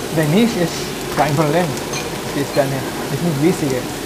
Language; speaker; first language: German; non-native, learner; Spanish